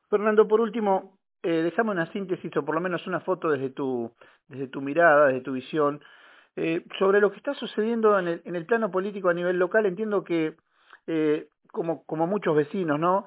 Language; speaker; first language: Spanish; native; Spanish